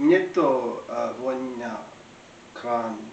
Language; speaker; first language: Russian; non-native, learner; English